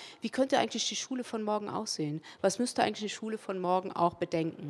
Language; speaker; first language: German; early bilingual, other home language; Spanish